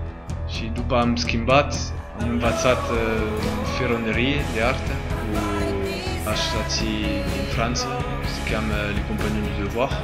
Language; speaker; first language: Romanian; non-native, learner; French